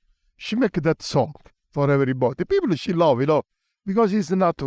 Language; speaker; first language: English; non-native, learner; Italian